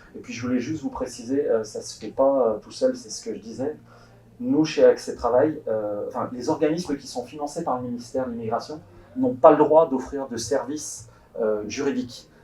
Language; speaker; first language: French; native; French